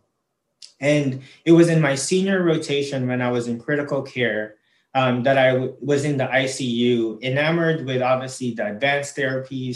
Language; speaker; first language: English; non-native, local second language; Filipino